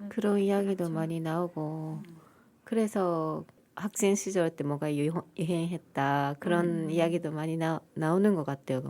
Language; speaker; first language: Korean; non-native, fluent; Japanese